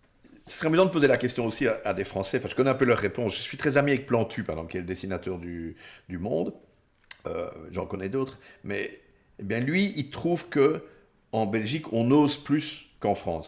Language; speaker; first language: French; native; French